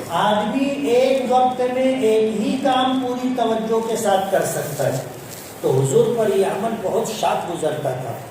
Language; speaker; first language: Urdu; native; Urdu